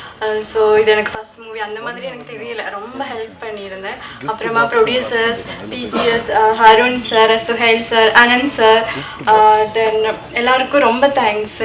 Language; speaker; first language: Tamil; non-native, learner; Malayalam